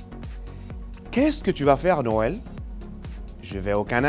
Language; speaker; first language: French; non-native, fluent; Spanish